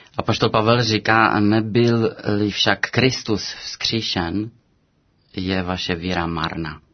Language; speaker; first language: Czech; non-native, fluent; Romanian